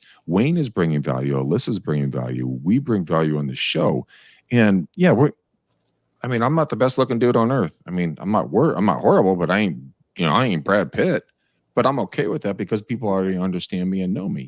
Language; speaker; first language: English; native; English